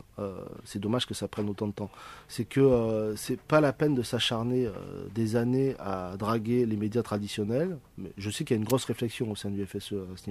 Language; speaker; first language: French; native; French